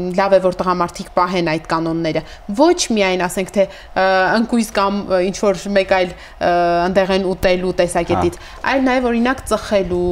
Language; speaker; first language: Armenian; native; Armenian